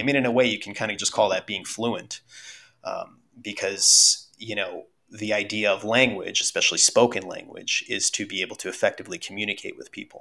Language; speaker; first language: English; early bilingual, other home language; Russian